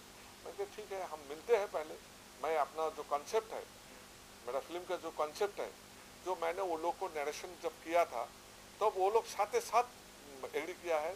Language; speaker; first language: Hindi; non-native, local second language; Assamese